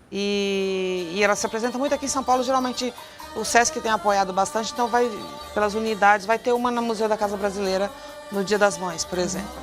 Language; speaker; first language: Portuguese; native; Portuguese